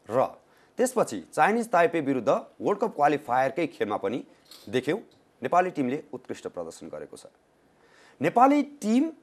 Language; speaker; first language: Nepali; native; Nepali